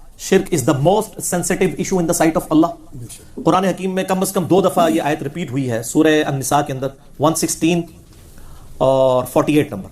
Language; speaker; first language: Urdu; non-native, local second language; Punjabi